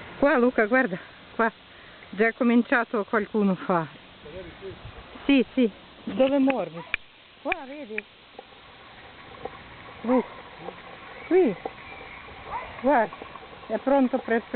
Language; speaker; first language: Italian; non-native, local second language; Ukrainian